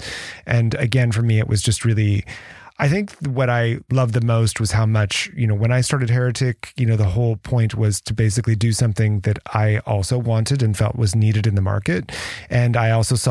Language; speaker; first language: English; native; English